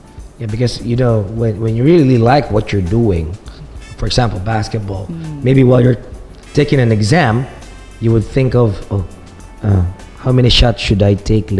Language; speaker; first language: English; non-native, local second language; Filipino